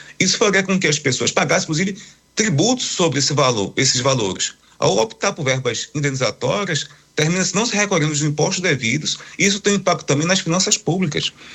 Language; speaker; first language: Portuguese; native; Portuguese